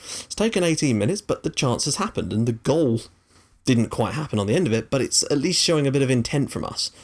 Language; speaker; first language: English; native; English